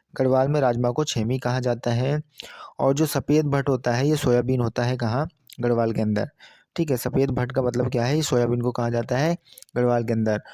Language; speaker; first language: Hindi; native; Hindi